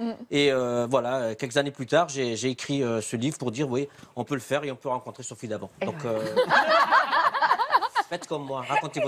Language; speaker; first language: French; native; French